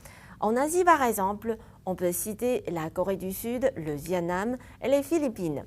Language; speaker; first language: French; non-native, fluent; Chinese